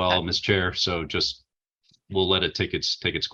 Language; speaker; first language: English; native; English